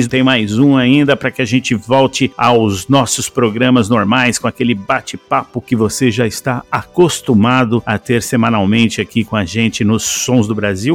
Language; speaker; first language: Portuguese; native; Portuguese